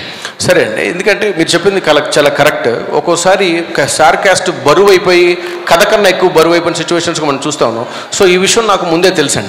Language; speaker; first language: Telugu; native; Telugu